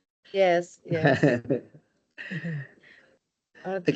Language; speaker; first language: English; non-native, local second language; Cebuano